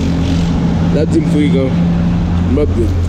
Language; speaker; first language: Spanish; non-native, learner; Haitian Creole